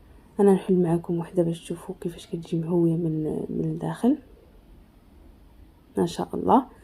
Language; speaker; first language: Arabic; native; Arabic